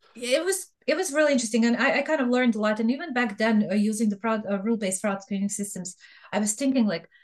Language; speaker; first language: English; non-native, fluent; Bosnian